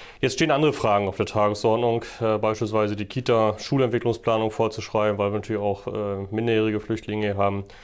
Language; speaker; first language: German; native; German